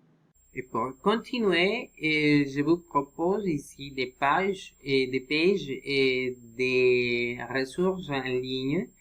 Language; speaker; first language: French; non-native, learner; Spanish